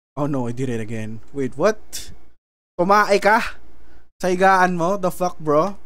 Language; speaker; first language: English; non-native, local second language; Filipino